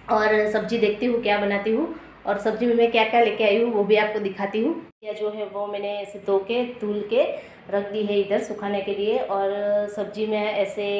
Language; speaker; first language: Hindi; non-native, local second language; Gujarati